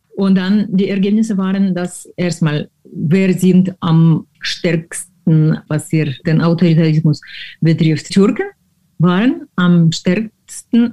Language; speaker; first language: German; non-native, fluent; Ukrainian